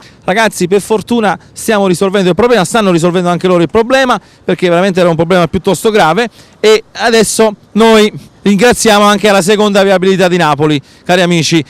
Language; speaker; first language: Italian; native; Italian